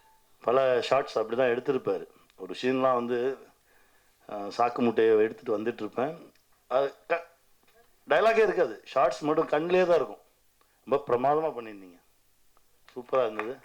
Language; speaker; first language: Tamil; native; Tamil